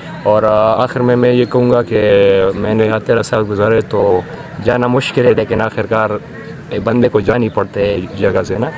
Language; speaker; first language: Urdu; non-native, local second language; Pashto